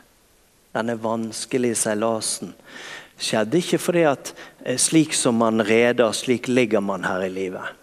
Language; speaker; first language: Norwegian; native; Norwegian